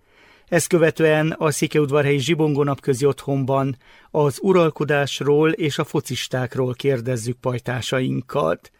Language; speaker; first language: Hungarian; native; Hungarian